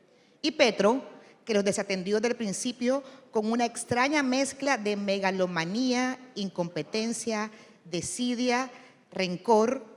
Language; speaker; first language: Spanish; native; Spanish